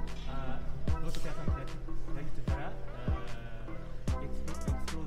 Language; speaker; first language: French; non-native, learner; Japanese